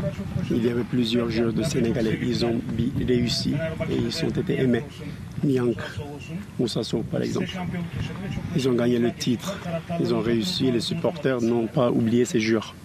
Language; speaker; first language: French; non-native, fluent; Turkish